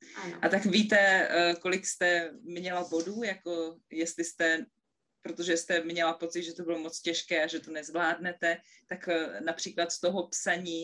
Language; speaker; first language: Czech; native; Czech